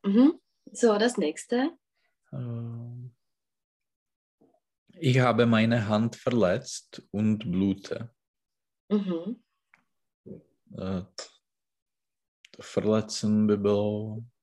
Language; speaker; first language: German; non-native, fluent; Czech